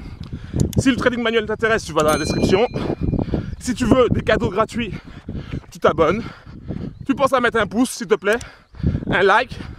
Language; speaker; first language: French; native; French